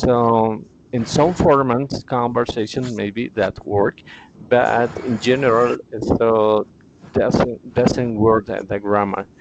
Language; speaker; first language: English; non-native, learner; Spanish